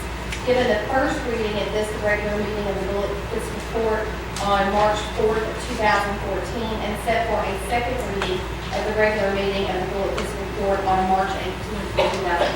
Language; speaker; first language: English; native; English